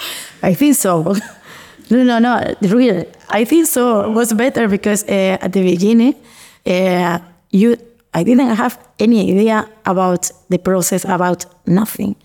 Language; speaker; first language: English; non-native, learner; Spanish